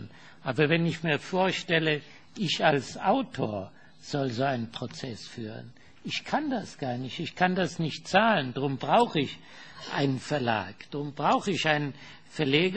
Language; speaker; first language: German; non-native, fluent; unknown